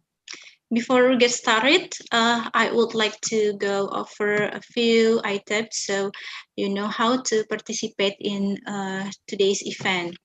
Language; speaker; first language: English; non-native, fluent; Indonesian